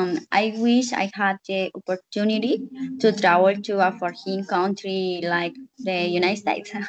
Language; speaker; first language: English; non-native, learner; Spanish